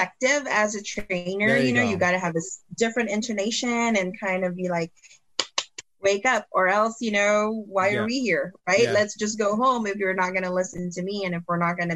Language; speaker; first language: English; non-native, local second language; Filipino